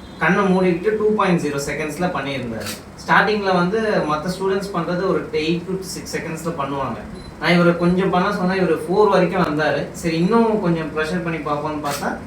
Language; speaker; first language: Tamil; native; Tamil